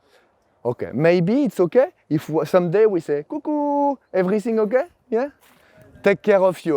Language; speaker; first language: English; non-native, fluent; French